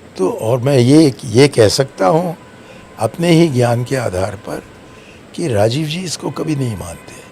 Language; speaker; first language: Hindi; non-native, local second language; Tamil